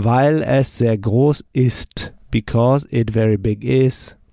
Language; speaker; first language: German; non-native, fluent; English